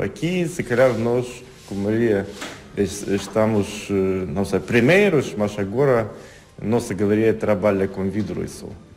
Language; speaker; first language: Portuguese; non-native, fluent; Ukrainian